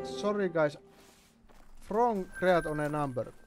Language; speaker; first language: English; non-native, learner; Finnish